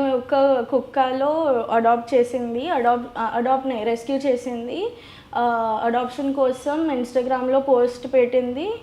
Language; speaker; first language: Telugu; non-native, learner; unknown